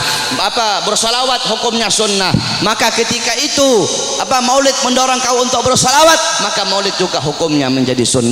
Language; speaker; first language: Indonesian; native; Indonesian